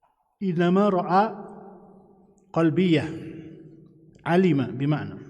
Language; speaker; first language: Arabic; non-native, fluent; Indonesian